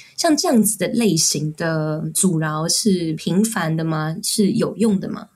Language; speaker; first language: Chinese; native; Chinese